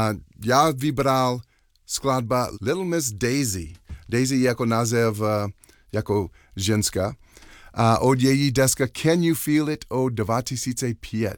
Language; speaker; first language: Czech; non-native, learner; English